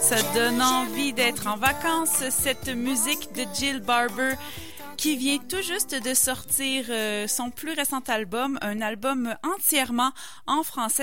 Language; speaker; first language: French; native; French